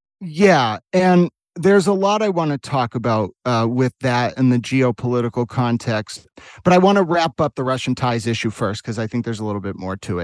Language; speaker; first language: English; native; English